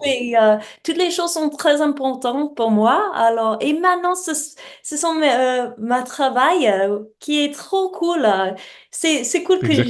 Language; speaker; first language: French; non-native, learner; English